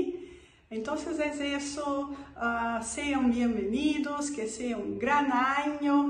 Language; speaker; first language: Spanish; non-native, fluent; Portuguese